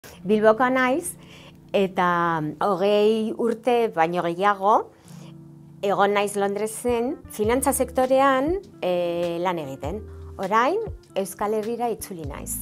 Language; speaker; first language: Basque; non-native, local second language; Spanish